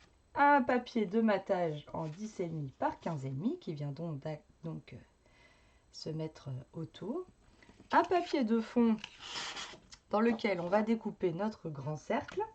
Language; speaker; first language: French; native; French